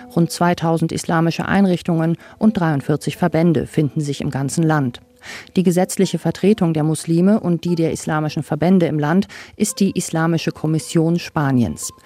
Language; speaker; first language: German; native; German